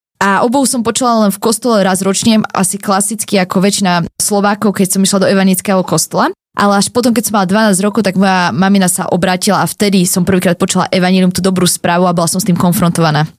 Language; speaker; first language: Slovak; native; Slovak